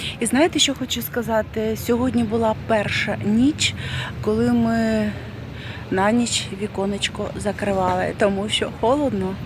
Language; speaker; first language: Ukrainian; native; Ukrainian